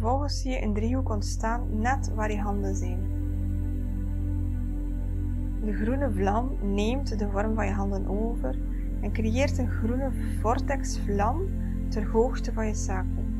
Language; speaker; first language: Dutch; native; Dutch